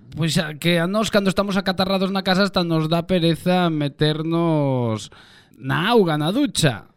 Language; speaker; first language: Galician; native; Galician